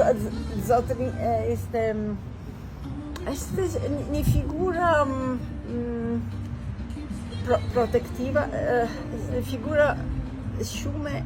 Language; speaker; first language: Albanian; non-native, learner; Italian